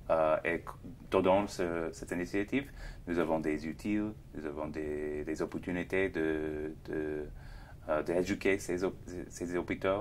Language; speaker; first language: French; non-native, fluent; English